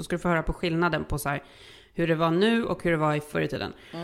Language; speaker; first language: Swedish; native; Swedish